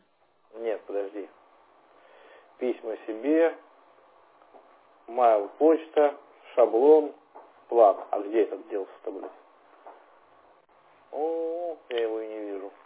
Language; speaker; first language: Russian; native; Russian